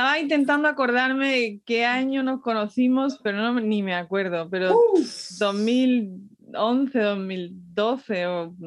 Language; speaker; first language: Spanish; native; Spanish